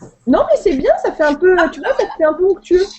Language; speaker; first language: French; native; French